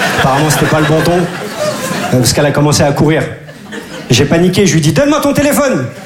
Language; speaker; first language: French; native; French